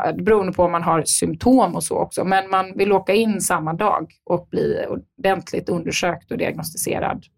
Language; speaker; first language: Swedish; native; Swedish